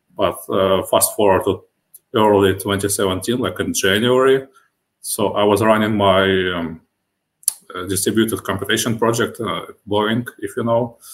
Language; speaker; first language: English; non-native, fluent; Russian